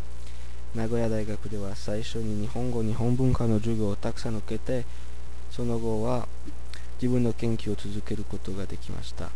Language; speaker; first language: Japanese; non-native, fluent; French